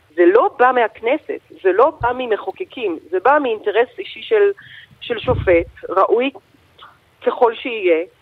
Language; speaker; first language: Hebrew; native; Hebrew